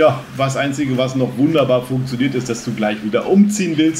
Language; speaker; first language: German; native; German